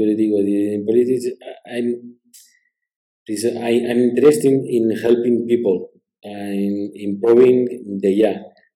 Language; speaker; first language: English; non-native, learner; Spanish